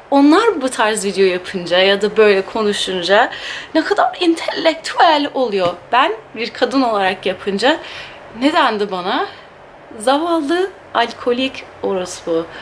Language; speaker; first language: Turkish; early bilingual, heritage; Turkish